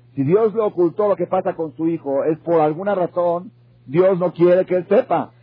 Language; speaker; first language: Spanish; native; Spanish